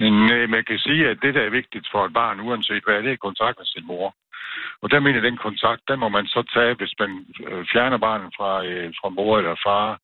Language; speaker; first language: Danish; native; Danish